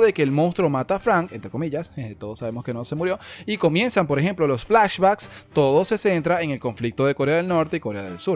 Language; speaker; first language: Spanish; native; Spanish